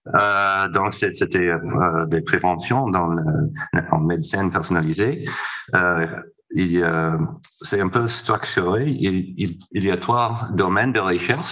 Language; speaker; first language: French; non-native, fluent; English